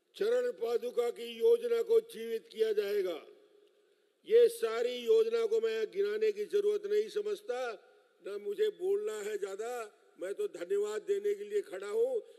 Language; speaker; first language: Hindi; native; Hindi